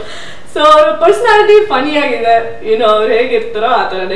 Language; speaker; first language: Kannada; non-native, fluent; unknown